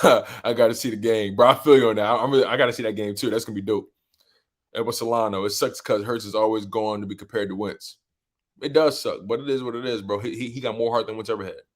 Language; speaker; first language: English; native; English